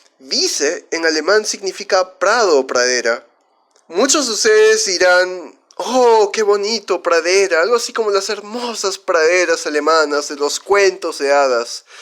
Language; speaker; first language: Spanish; native; Spanish